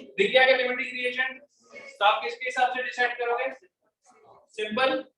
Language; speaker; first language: Hindi; non-native, local second language; Gujarati